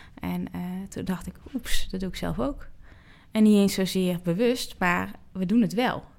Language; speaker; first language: Dutch; native; Dutch